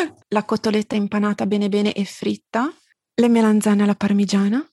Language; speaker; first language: Italian; native; Italian